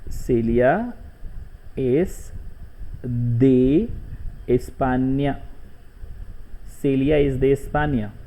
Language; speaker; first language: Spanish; non-native, learner; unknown